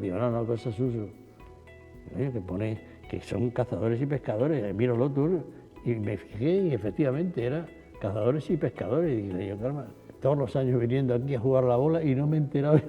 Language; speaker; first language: Spanish; native; Spanish